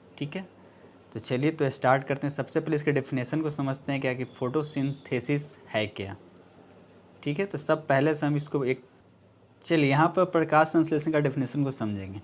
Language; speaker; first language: Hindi; native; Hindi